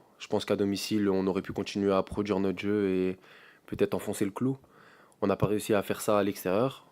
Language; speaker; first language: French; native; French